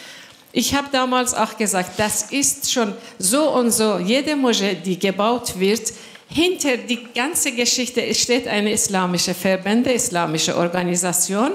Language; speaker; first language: German; non-native, fluent; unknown